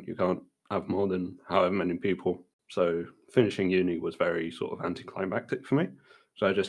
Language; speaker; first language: English; native; English